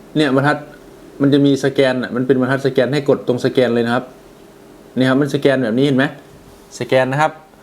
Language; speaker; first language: Thai; native; Thai